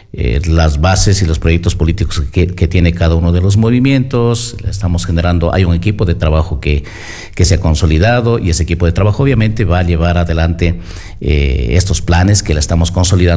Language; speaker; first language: Spanish; native; Spanish